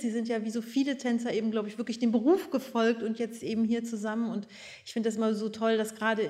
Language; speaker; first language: German; native; German